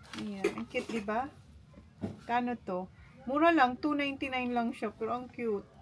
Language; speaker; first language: Filipino; non-native, local second language; Bikol